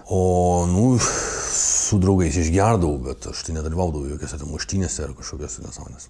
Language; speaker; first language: Lithuanian; native; Lithuanian